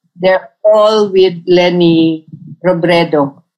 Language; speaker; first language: English; non-native, local second language; Tausug